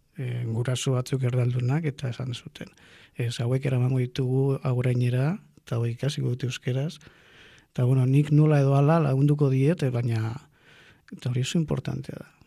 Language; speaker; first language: Basque; non-native, local second language; Spanish